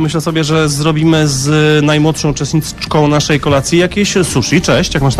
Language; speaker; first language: Polish; native; Polish